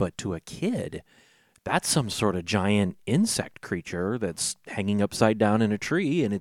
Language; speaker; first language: English; native; English